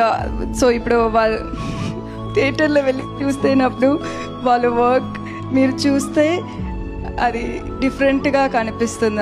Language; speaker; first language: Telugu; non-native, learner; Tamil